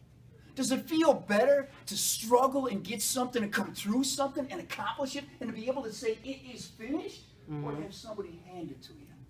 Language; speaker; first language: English; native; English